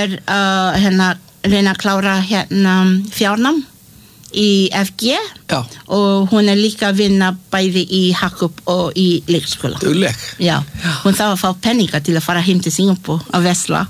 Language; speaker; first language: Icelandic; non-native, learner; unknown